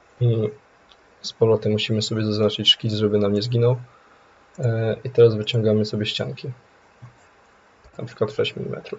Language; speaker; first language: Polish; native; Polish